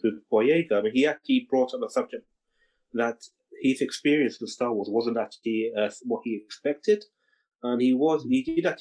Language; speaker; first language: English; non-native, local second language; Cantonese